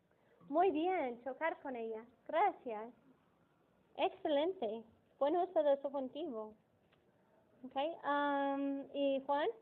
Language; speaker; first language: Spanish; non-native, fluent; English